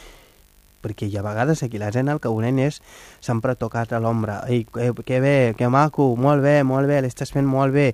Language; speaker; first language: Catalan; non-native, fluent; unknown